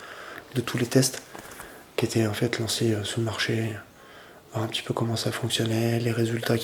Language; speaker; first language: French; native; French